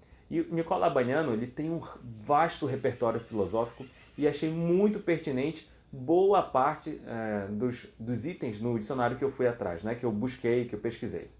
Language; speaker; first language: Portuguese; native; Portuguese